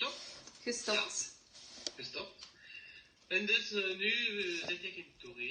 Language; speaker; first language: Dutch; non-native, learner; French